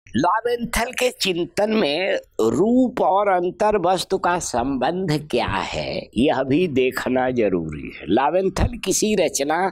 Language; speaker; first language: Hindi; native; Hindi